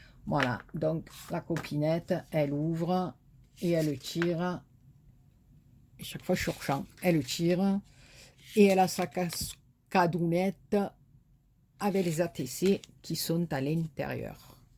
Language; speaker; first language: French; native; French